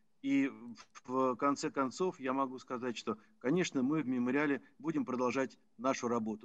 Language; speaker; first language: Russian; native; Russian